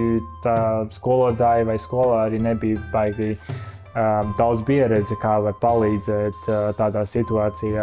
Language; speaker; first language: Latvian; early bilingual, other home language; Chinese